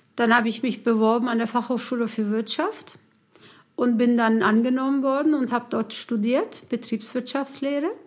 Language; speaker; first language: German; non-native, fluent; Kurdish